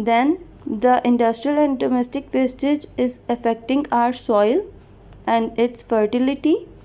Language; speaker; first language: English; non-native, local second language; Urdu